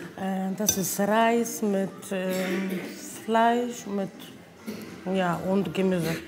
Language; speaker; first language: German; non-native, learner; Polish